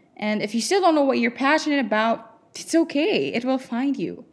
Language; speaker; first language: English; non-native, local second language; Filipino